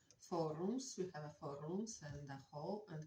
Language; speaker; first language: English; non-native, learner; Russian